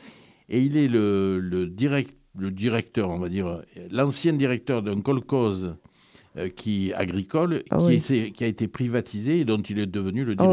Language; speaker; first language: French; native; French